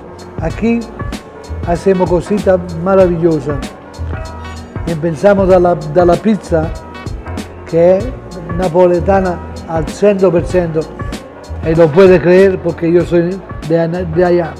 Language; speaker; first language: Spanish; non-native, fluent; Italian